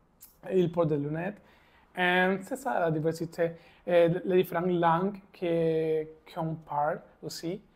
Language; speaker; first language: French; non-native, learner; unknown